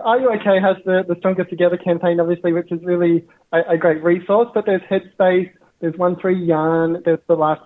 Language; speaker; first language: English; native; English